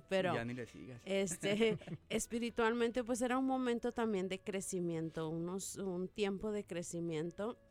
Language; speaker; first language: Spanish; native; Spanish